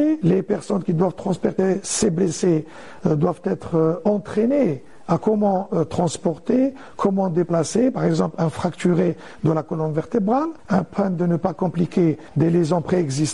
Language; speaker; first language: French; non-native, local second language; Arabic